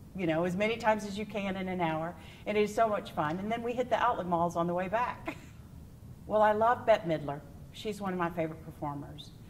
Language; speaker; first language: English; native; English